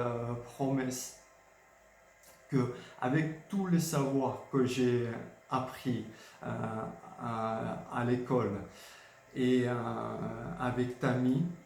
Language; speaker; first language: French; non-native, fluent; Georgian